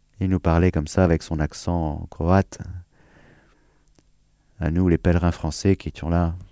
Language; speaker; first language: French; native; French